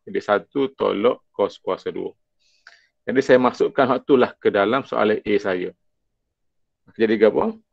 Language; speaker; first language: Malay; native; Malay